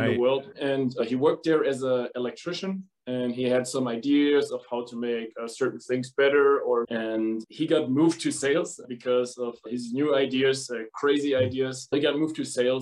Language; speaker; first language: English; non-native, fluent; German